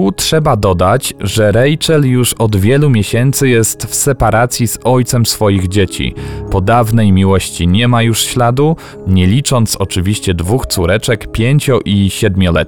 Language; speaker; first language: Polish; native; Polish